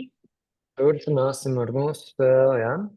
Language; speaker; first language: Latvian; native; Latvian